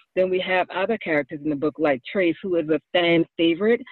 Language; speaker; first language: English; native; English